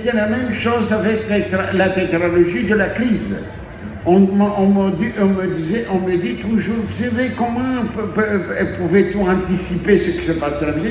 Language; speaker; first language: French; non-native, fluent; Greek